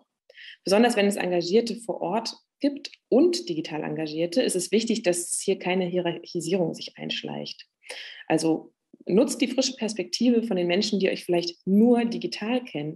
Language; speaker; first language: German; native; German